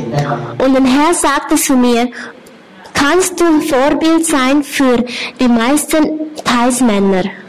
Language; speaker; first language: German; non-native, learner; Thai